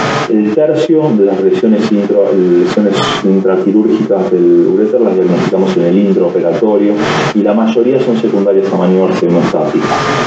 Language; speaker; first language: Spanish; native; Spanish